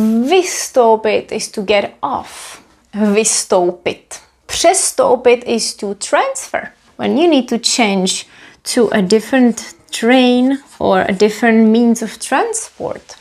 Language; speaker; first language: English; non-native, fluent; Czech